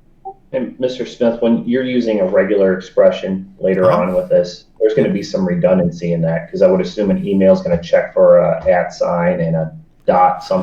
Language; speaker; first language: English; native; English